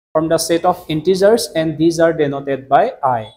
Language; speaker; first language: English; non-native, local second language; Assamese